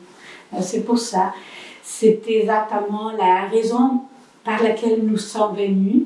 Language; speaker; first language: French; non-native, learner; Spanish